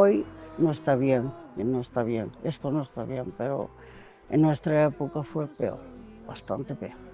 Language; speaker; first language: Spanish; non-native, local second language; Galician